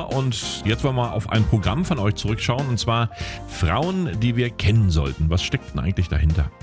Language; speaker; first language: German; native; German